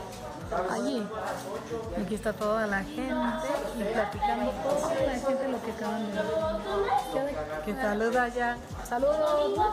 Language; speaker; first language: Spanish; native; Spanish